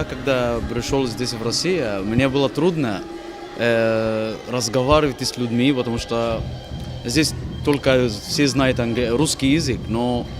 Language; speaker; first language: Russian; non-native, learner; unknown